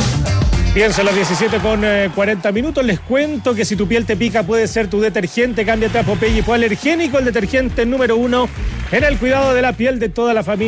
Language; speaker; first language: Spanish; native; Spanish